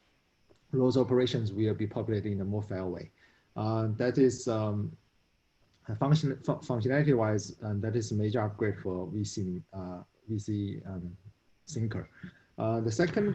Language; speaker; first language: English; non-native, fluent; Chinese